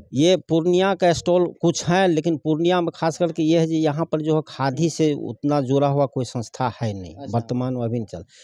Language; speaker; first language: Hindi; native; Hindi